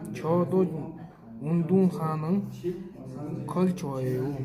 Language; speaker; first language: Korean; non-native, learner; Mongolian